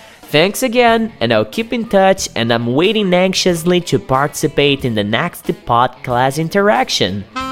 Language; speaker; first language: English; non-native, fluent; Portuguese